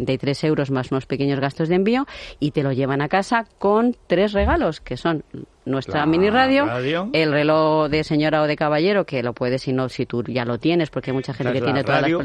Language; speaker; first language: Spanish; native; Spanish